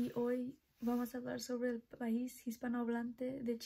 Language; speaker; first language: Spanish; early bilingual, heritage; Spanish